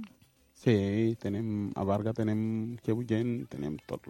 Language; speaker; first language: Catalan; non-native, learner; Mandingo